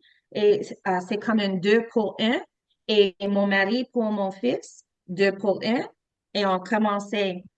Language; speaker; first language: French; non-native, learner; English